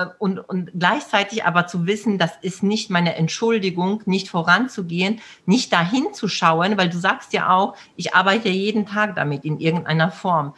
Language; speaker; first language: German; early bilingual, other home language; Polish